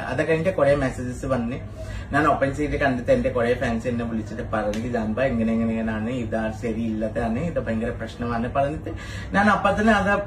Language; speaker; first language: Malayalam; non-native, fluent; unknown